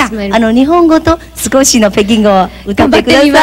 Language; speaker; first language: Japanese; non-native, learner; Chinese